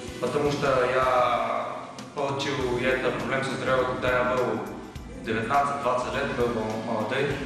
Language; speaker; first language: Russian; non-native, learner; Bulgarian